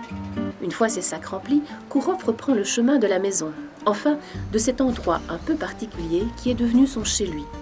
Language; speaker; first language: French; native; French